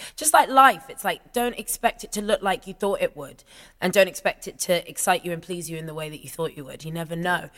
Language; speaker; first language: English; native; English